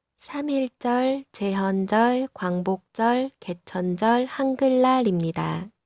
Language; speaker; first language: Korean; non-native, fluent; Vietnamese